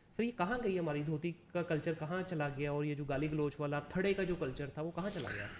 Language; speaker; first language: Urdu; native; Urdu